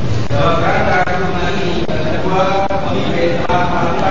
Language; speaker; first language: Arabic; native; Arabic